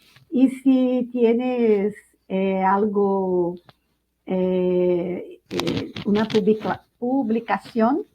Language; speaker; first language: Spanish; non-native, fluent; Portuguese